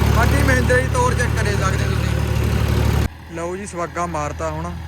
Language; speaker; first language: Punjabi; native; Punjabi